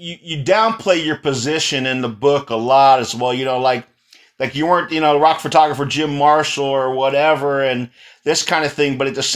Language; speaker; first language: English; native; English